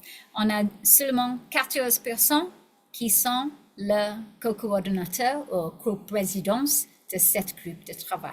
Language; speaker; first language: French; non-native, learner; English